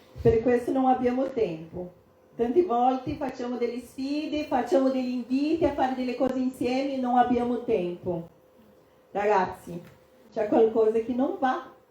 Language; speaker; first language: Italian; non-native, fluent; Portuguese